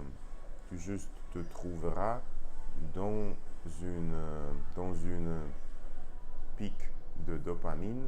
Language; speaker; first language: French; non-native, learner; Russian